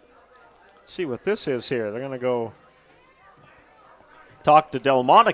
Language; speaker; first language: English; native; English